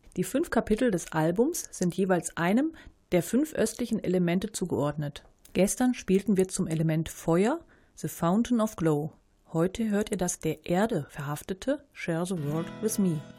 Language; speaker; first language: German; native; German